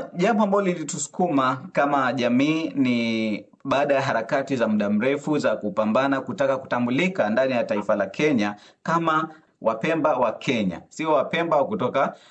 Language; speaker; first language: Swahili; native; Swahili